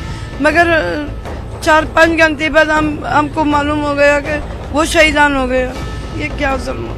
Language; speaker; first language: Hindi; non-native, learner; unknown